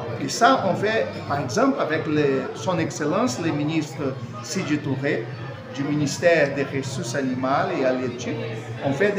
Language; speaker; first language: French; non-native, fluent; Portuguese